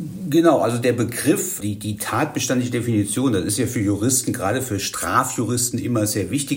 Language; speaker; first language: German; native; German